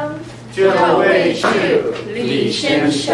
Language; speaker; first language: Chinese; non-native, learner; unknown